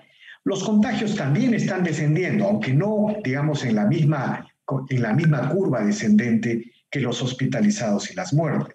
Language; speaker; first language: Spanish; native; Spanish